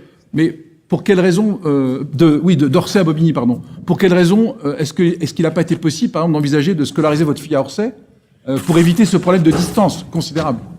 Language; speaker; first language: French; native; French